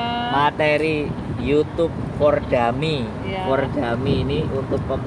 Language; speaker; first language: Indonesian; non-native, local second language; Javanese